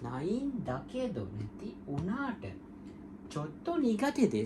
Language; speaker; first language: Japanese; non-native, fluent; Sinhala